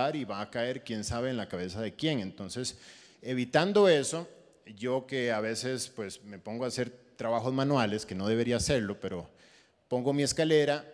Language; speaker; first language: Spanish; native; Spanish